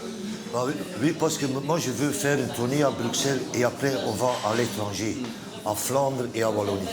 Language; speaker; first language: French; non-native, local second language; Dutch